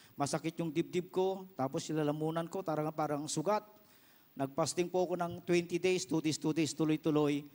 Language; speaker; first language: Filipino; non-native, local second language; Iloko